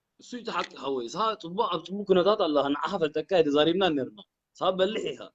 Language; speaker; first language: Tigrinya; early bilingual, heritage; Tigrinya